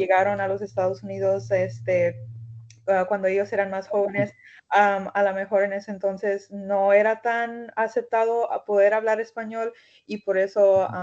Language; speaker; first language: Spanish; early bilingual, heritage; Spanish